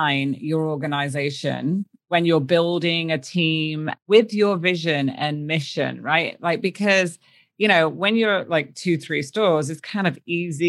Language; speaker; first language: English; native; English